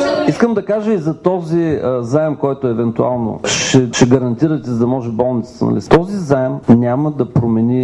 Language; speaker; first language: Bulgarian; native; Bulgarian